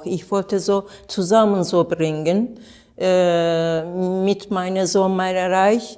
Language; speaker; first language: German; non-native, learner; Turkish